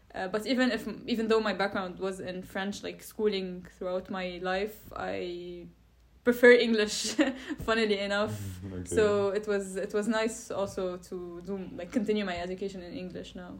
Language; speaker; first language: English; non-native, fluent; Arabic